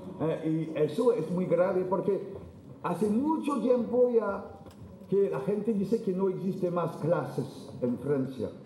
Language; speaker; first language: Spanish; non-native, fluent; French